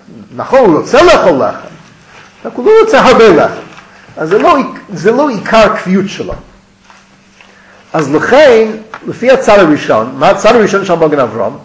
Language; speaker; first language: Hebrew; non-native, fluent; English